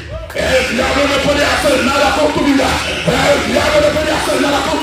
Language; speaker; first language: Spanish; non-native, learner; Haitian Creole